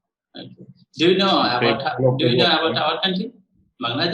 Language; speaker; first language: English; non-native, learner; Bangla